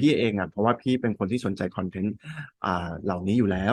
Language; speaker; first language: Thai; early bilingual, heritage; Thai